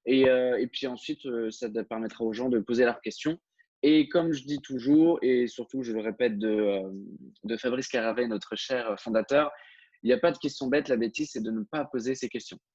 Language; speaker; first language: French; native; French